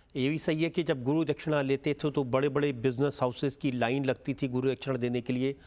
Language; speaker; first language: Hindi; native; Hindi